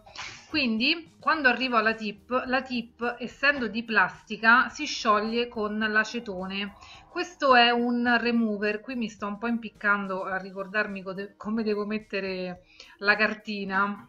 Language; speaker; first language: Italian; native; Italian